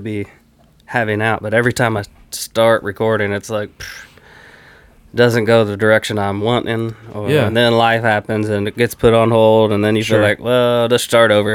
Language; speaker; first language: English; native; English